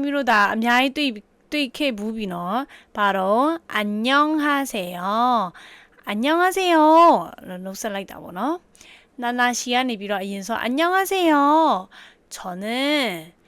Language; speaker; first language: Burmese; native; Burmese